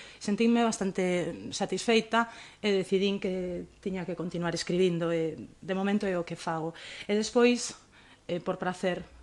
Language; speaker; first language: Galician; non-native, local second language; Spanish